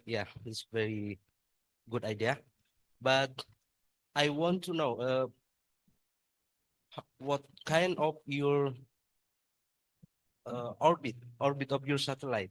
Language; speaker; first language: English; non-native, fluent; Indonesian